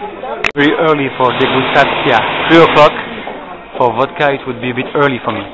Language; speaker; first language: English; non-native, fluent; French